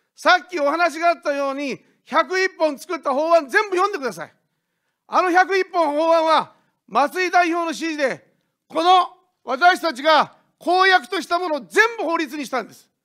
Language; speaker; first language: Japanese; native; Japanese